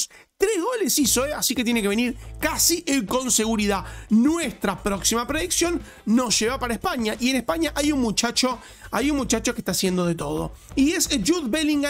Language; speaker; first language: Spanish; native; Spanish